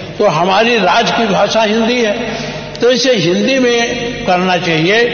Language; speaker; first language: Hindi; native; Hindi